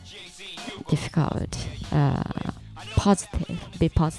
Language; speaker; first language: English; non-native, learner; Japanese